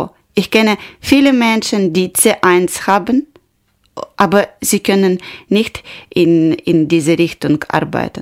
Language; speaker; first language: German; non-native, learner; Ukrainian